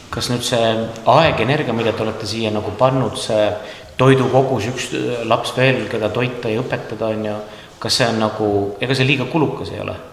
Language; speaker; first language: Estonian; native; Estonian